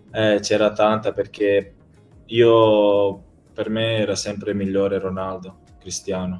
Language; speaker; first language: Italian; non-native, fluent; Croatian